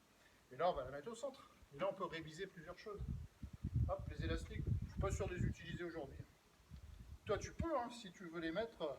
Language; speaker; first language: French; native; French